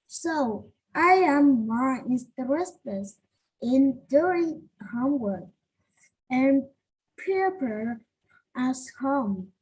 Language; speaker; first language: English; non-native, learner; Vietnamese